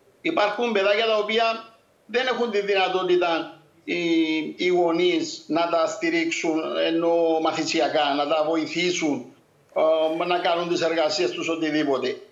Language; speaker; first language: Greek; native; Greek